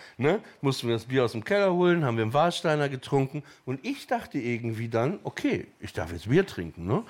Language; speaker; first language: German; native; German